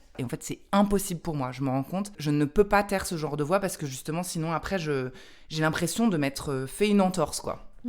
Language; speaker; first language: French; native; French